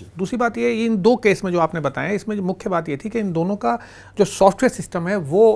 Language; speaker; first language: Hindi; native; Hindi